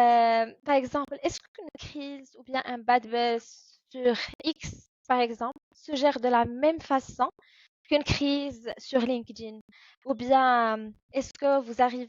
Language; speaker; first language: French; non-native, fluent; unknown